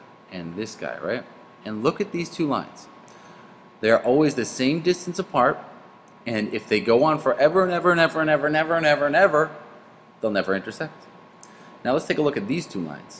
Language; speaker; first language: English; native; English